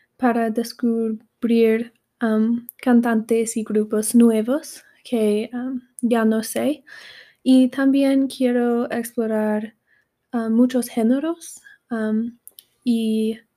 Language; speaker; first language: Spanish; non-native, learner; English